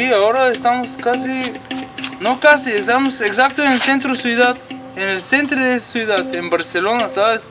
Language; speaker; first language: Spanish; non-native, learner; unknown